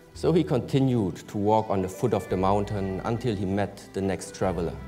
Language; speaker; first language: English; early bilingual, other home language; German